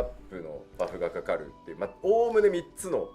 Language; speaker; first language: Japanese; native; Japanese